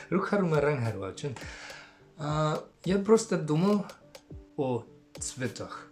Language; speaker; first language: Russian; non-native, learner; Finnish